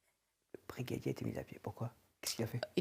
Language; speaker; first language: French; native; French